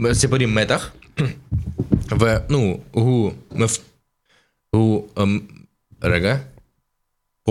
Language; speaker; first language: Hebrew; non-native, learner; Russian